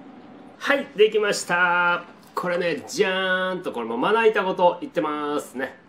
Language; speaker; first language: Japanese; native; Japanese